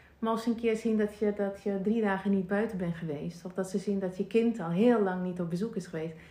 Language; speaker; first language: Dutch; non-native, fluent; Russian